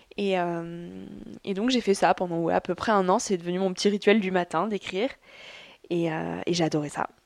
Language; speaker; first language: French; native; French